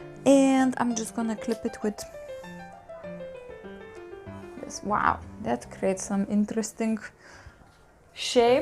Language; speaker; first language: English; non-native, fluent; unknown